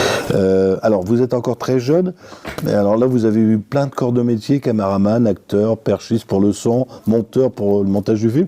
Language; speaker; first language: French; native; French